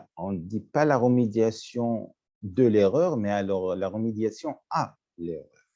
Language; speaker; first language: French; non-native, local second language; Arabic